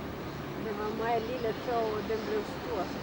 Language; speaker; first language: Danish; non-native, learner; Romanian